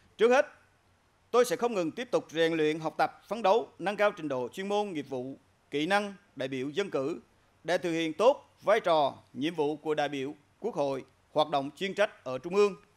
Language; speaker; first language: Vietnamese; non-native, local second language; Eastern Cham